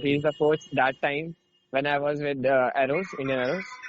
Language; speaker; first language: English; non-native, local second language; Hindi